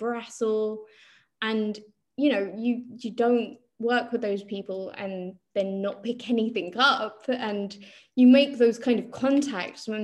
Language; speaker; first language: English; native; English